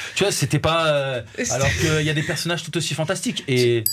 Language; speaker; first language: French; native; French